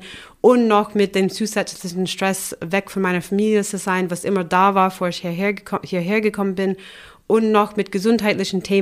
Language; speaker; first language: German; non-native, fluent; English